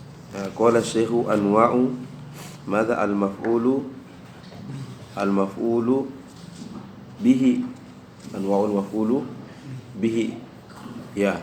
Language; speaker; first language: Arabic; non-native, fluent; Indonesian